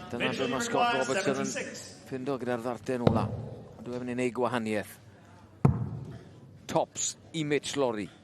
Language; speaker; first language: Welsh; native; Welsh